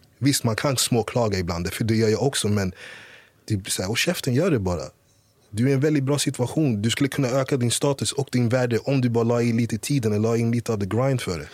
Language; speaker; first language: Swedish; early bilingual, other home language; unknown